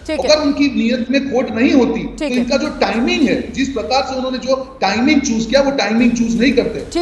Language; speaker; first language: Hindi; non-native, local second language; Gujarati